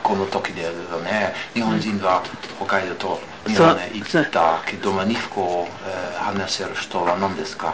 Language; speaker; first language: Japanese; non-native, learner; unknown